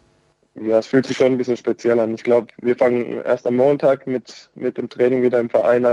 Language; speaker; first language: German; native; German